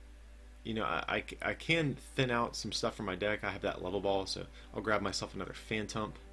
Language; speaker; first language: English; native; English